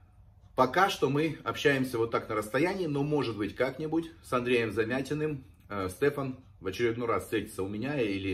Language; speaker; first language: Russian; native; Russian